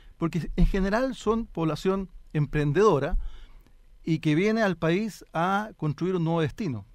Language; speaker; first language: Spanish; native; Spanish